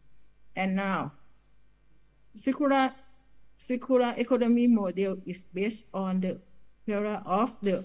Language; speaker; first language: English; non-native, learner; Thai